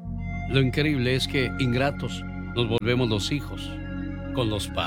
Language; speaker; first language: Spanish; native; Spanish